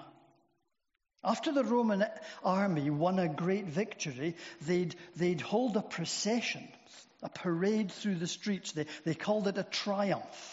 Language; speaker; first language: English; native; English